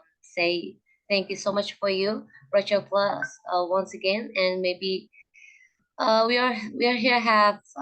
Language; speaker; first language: English; non-native, learner; Indonesian